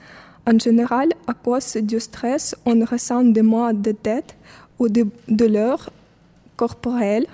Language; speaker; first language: French; non-native, fluent; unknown